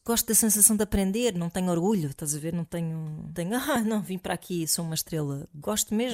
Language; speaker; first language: Portuguese; native; Portuguese